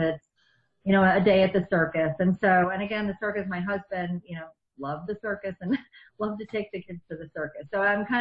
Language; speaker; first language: English; native; English